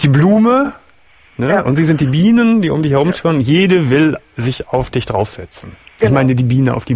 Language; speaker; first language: German; native; German